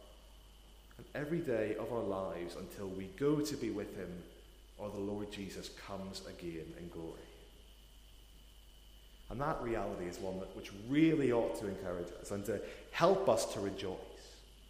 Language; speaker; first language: English; native; English